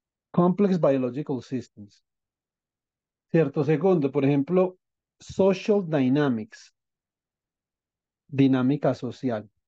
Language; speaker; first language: Spanish; native; Spanish